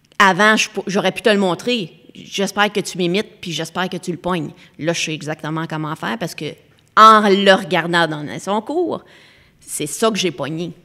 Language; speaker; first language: French; native; French